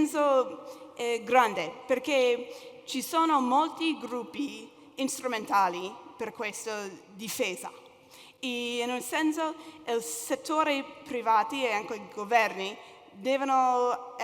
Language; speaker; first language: Italian; non-native, learner; English